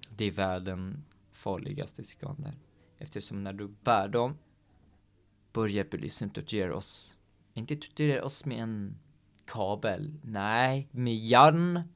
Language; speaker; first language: Swedish; non-native, fluent; Arabic